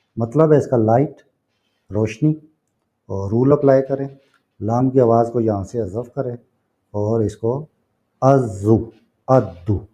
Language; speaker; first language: Urdu; non-native, local second language; Punjabi